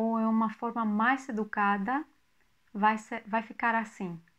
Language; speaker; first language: Portuguese; non-native, fluent; Greek